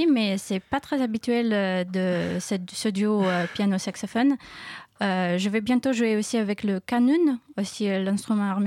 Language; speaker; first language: French; non-native, learner; Ukrainian